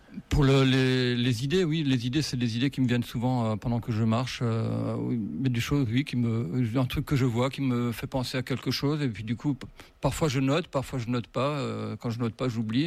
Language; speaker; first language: French; native; French